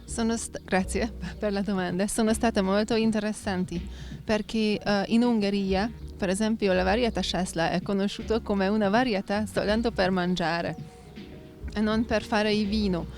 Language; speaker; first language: Italian; non-native, fluent; Hungarian